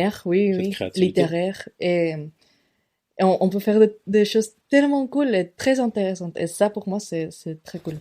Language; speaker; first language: French; non-native, fluent; Spanish